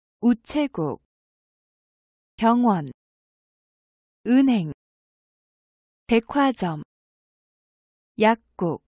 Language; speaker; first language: Korean; non-native, fluent; Vietnamese